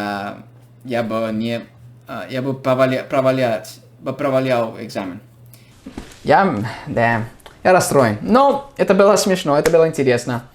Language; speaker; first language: Russian; non-native, fluent; English